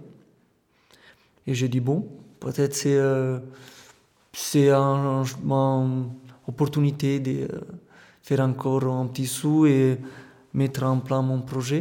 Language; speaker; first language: French; non-native, fluent; Romanian